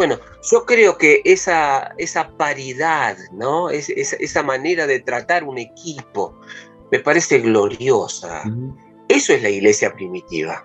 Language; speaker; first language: Spanish; native; Spanish